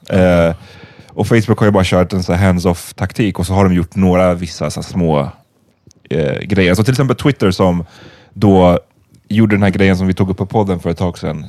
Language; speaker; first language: Swedish; native; Swedish